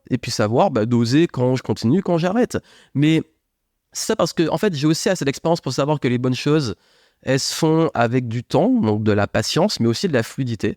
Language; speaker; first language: French; native; French